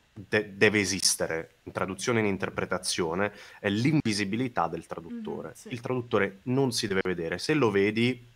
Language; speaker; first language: Italian; non-native, local second language; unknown